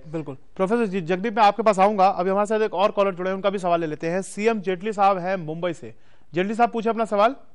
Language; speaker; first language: Hindi; native; Hindi